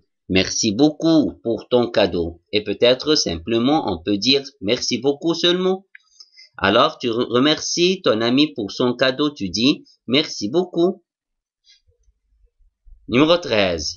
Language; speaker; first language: French; non-native, fluent; Arabic